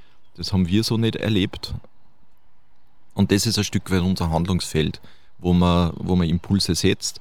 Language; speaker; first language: German; native; German